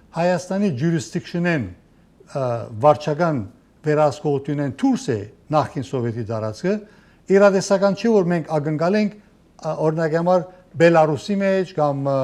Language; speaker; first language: Armenian; early bilingual, heritage; Armenian